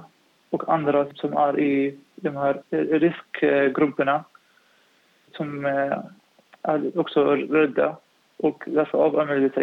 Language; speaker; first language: Swedish; non-native, fluent; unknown